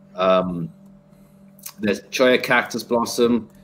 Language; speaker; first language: English; native; English